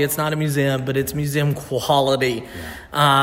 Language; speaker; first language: English; native; English